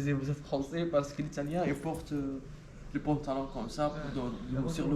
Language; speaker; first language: French; non-native, local second language; Arabic